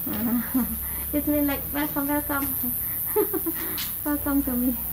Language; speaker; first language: English; non-native, learner; Indonesian